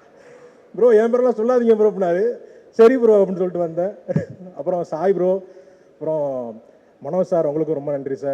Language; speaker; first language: Tamil; native; Tamil